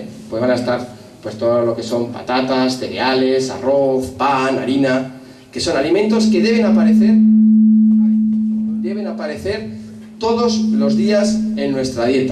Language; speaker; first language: Spanish; native; Spanish